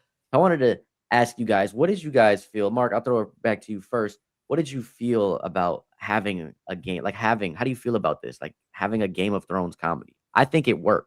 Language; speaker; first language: English; native; English